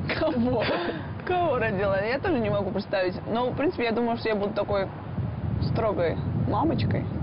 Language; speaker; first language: Russian; non-native, fluent; Georgian